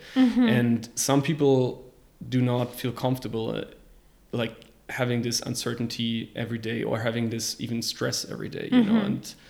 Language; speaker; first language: English; non-native, fluent; German